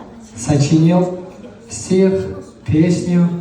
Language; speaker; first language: Russian; non-native, learner; Uzbek